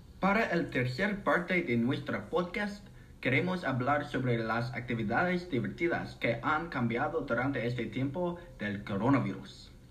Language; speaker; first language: Spanish; non-native, learner; English